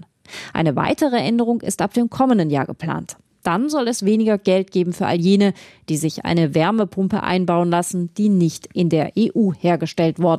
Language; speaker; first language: German; native; German